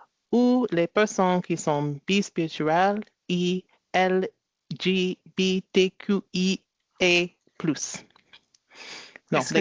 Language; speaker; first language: French; non-native, learner; English